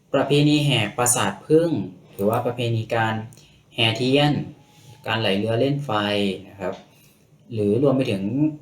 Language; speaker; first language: Thai; native; Thai